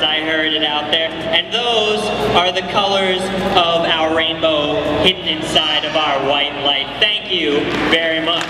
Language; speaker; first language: English; native; English